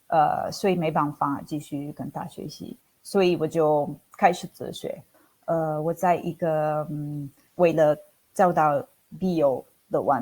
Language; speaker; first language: Chinese; non-native, fluent; Italian